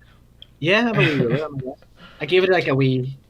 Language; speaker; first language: English; native; English